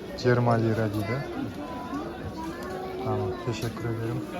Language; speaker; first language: Turkish; non-native, learner; Kazakh